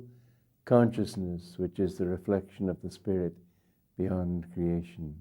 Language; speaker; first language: English; native; English